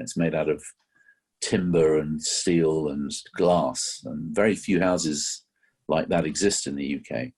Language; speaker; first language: English; native; English